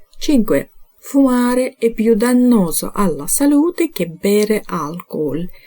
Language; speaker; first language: Italian; non-native, fluent; Ukrainian